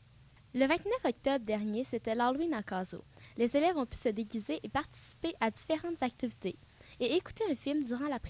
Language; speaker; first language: French; native; French